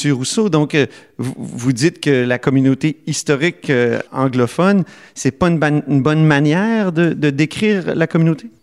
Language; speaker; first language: French; native; French